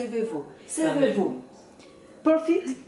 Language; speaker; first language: French; non-native, learner; Portuguese